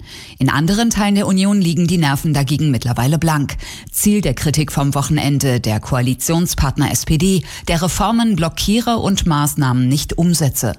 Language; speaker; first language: German; native; German